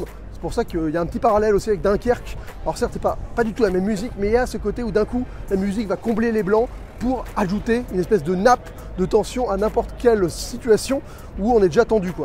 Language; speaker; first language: French; native; French